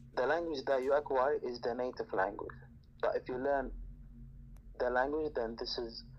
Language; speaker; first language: English; non-native, fluent; Arabic